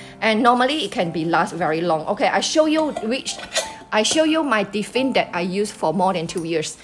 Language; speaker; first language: English; non-native, local second language; Chinese